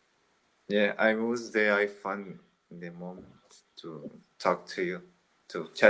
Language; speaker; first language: English; non-native, learner; Portuguese